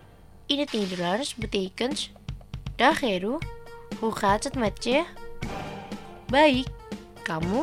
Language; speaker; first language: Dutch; non-native, learner; Indonesian